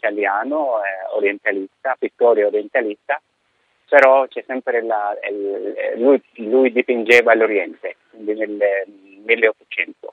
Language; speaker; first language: Italian; non-native, fluent; Arabic